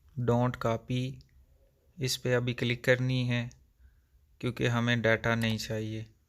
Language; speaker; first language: Urdu; native; Urdu